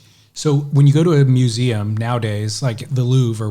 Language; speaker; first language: English; native; English